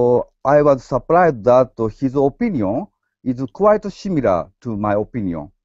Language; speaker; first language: English; non-native, learner; Japanese